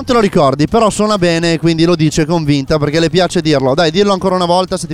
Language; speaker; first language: Italian; native; Italian